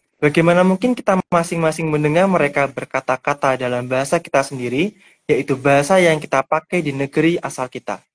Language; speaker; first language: Indonesian; native; Indonesian